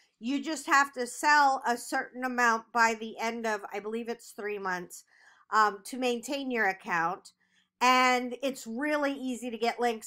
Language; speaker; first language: English; native; English